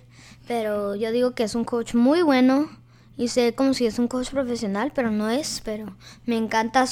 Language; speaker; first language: Spanish; early bilingual, heritage; Spanish